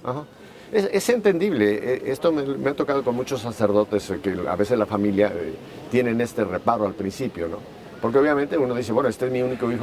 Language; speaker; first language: Spanish; native; Spanish